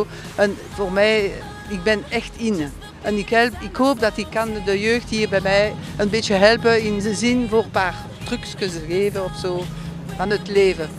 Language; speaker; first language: Dutch; non-native, fluent; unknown